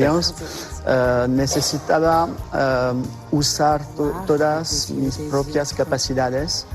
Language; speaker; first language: Spanish; non-native, fluent; French